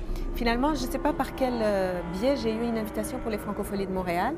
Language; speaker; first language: French; non-native, fluent; Portuguese